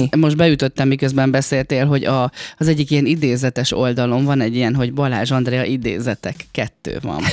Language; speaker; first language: Hungarian; native; Hungarian